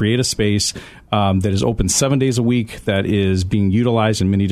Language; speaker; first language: English; native; English